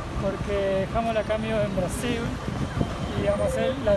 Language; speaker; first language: Spanish; native; Spanish